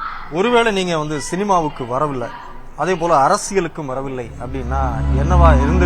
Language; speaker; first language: Tamil; native; Tamil